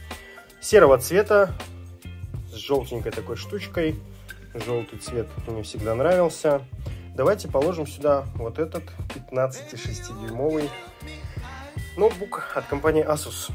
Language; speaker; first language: Russian; native; Russian